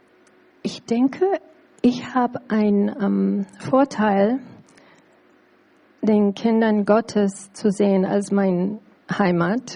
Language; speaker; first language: German; non-native, learner; English